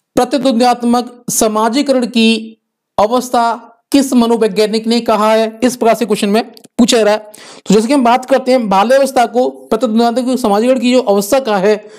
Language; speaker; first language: Hindi; native; Hindi